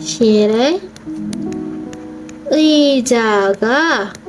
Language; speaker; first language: Korean; non-native, fluent; Indonesian